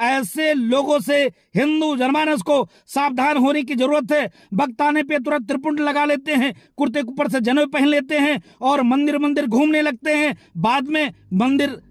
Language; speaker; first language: Hindi; native; Hindi